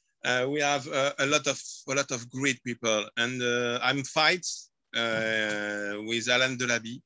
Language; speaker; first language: English; non-native, learner; French